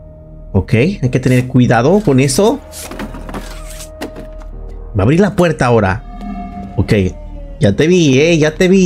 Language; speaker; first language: Spanish; native; Spanish